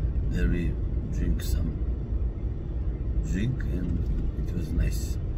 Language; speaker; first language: English; non-native, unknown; Croatian